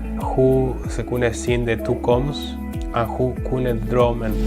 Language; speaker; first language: Dutch; non-native, learner; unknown